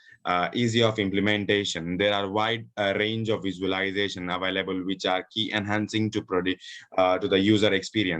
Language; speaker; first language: English; non-native, local second language; Urdu